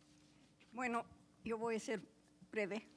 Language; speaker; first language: Spanish; non-native, fluent; English